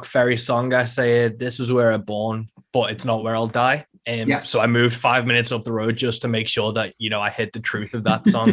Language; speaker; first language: English; native; English